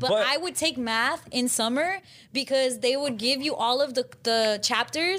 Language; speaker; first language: English; early bilingual, other home language; Spanish